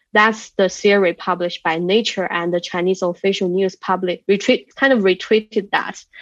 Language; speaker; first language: English; non-native, fluent; Chinese